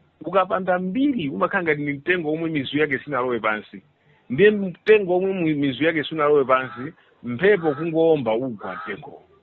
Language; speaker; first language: Nyanja; native; Nyanja